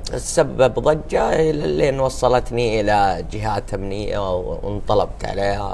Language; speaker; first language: Arabic; native; Arabic